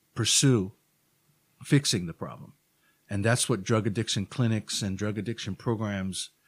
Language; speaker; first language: English; native; English